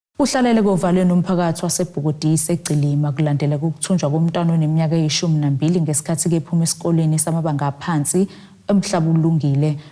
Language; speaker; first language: Zulu; native; Zulu